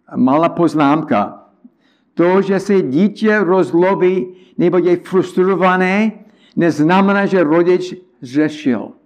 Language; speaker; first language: Czech; non-native, learner; English